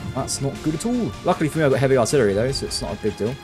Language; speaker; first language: English; native; English